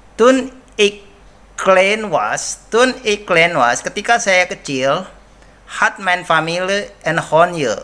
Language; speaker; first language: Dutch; non-native, learner; Indonesian